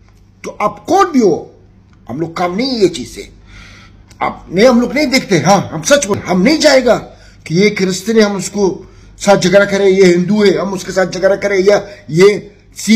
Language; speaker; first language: Hindi; non-native, learner; Arabic